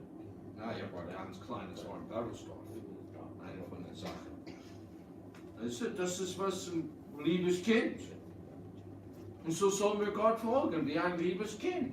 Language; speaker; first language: German; early bilingual, heritage; English